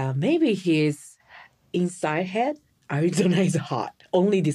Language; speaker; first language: English; non-native, learner; Japanese